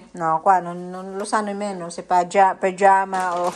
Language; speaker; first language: Italian; non-native, learner; Filipino